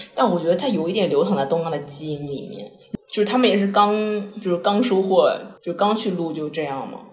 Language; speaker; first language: Chinese; non-native, local second language; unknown